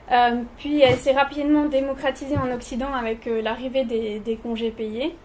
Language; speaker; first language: French; native; French